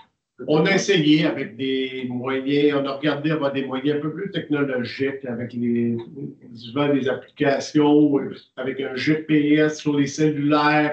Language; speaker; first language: French; native; French